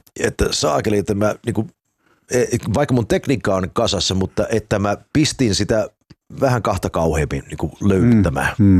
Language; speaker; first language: Finnish; early bilingual, heritage; Finnish